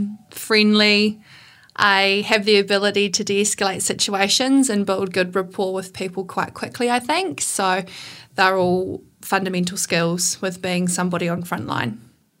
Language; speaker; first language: English; native; English